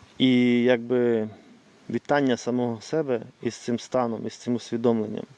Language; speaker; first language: Ukrainian; non-native, local second language; Russian